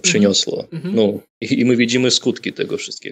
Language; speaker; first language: Polish; non-native, fluent; Russian